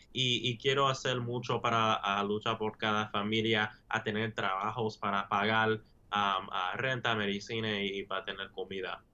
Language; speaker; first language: Spanish; early bilingual, heritage; English